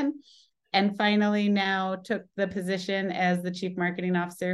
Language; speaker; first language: English; native; English